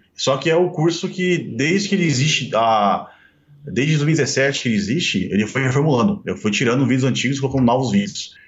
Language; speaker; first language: Portuguese; native; Portuguese